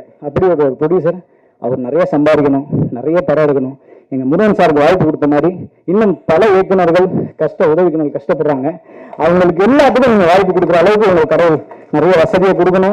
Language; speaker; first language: Tamil; native; Tamil